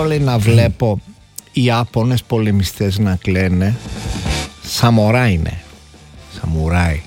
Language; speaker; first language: Greek; native; Greek